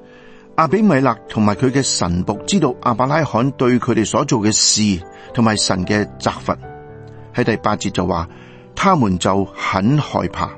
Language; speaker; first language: Chinese; non-native, local second language; Cantonese